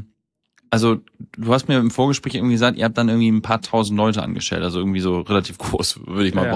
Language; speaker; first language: German; native; German